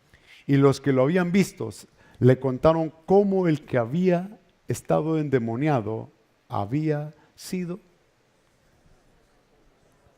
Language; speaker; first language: Spanish; native; Spanish